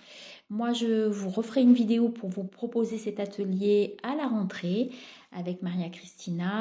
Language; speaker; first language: French; native; French